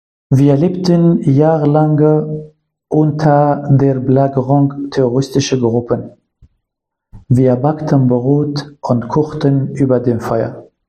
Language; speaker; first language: German; non-native, learner; Kurdish